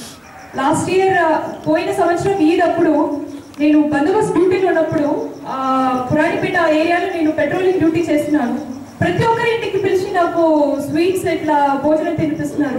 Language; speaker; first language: Telugu; native; Telugu